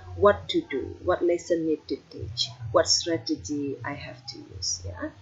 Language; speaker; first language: English; non-native, fluent; Indonesian